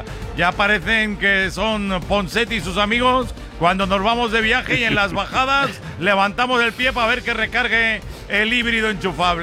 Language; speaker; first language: Spanish; native; Spanish